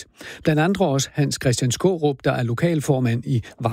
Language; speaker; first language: Danish; native; Danish